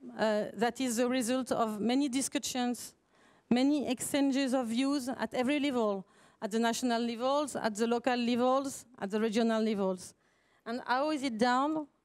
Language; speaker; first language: English; non-native, fluent; French